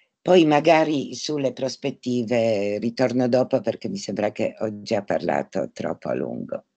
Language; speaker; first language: Italian; non-native, fluent; Polish